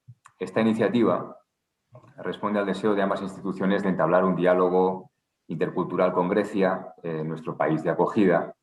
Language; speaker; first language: Spanish; native; Spanish